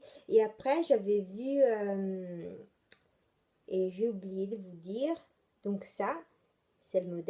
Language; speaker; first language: French; non-native, fluent; Italian